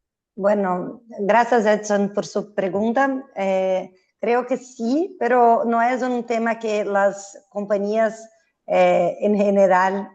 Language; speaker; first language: Spanish; non-native, fluent; Portuguese